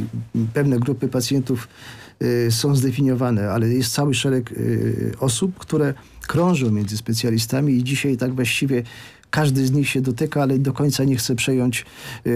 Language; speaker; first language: Polish; native; Polish